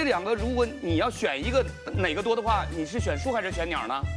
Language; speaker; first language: Chinese; native; Chinese